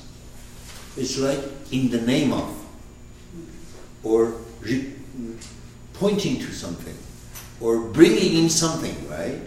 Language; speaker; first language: English; non-native, fluent; Persian